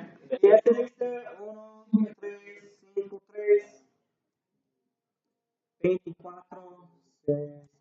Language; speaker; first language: Spanish; non-native, learner; English